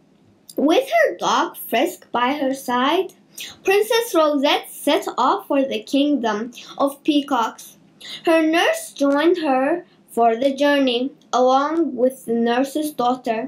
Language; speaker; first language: English; native; English